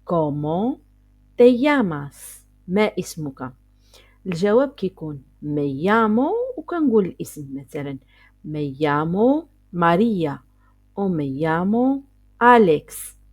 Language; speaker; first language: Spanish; non-native, fluent; Arabic